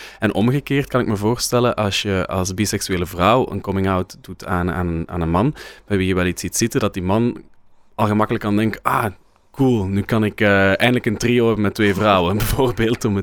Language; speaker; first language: Dutch; native; Dutch